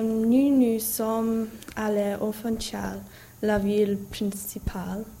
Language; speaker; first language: French; non-native, learner; English